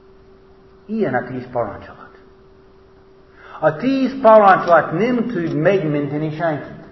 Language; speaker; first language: Hungarian; non-native, fluent; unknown